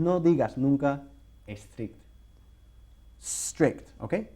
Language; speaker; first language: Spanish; non-native, fluent; English